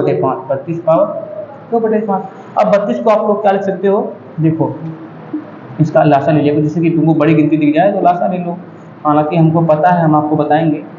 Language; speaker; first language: Hindi; native; Hindi